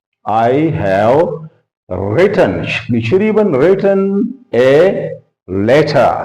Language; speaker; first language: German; non-native, fluent; Urdu